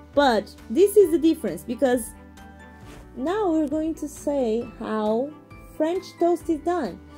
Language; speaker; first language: English; non-native, fluent; Portuguese